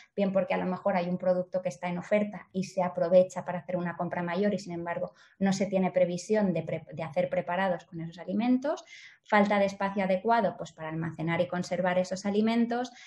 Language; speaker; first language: Spanish; native; Spanish